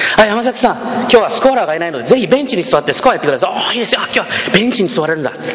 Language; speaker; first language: Japanese; early bilingual, heritage; Japanese